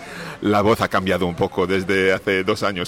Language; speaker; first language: Spanish; non-native, fluent; English